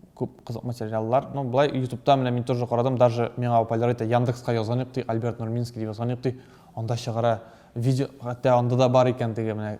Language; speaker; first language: Tatar; native; Tatar